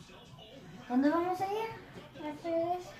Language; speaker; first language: Spanish; early bilingual, heritage; Spanish